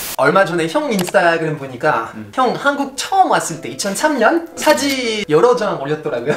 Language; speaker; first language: Korean; non-native, fluent; French